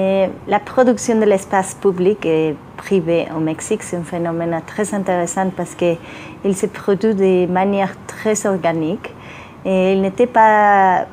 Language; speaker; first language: French; non-native, fluent; Spanish